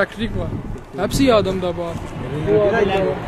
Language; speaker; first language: Turkish; non-native, learner; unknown